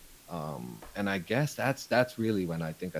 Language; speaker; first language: English; non-native, local second language; Urdu